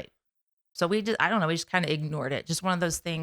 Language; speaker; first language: English; native; English